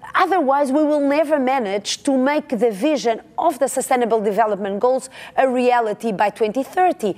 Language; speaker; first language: English; non-native, fluent; Portuguese